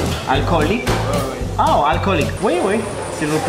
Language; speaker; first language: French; non-native, learner; English